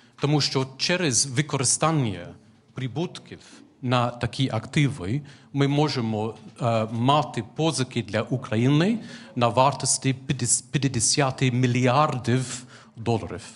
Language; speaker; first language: Ukrainian; non-native, fluent; English